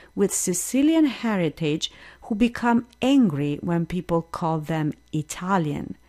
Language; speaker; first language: English; non-native, fluent; Italian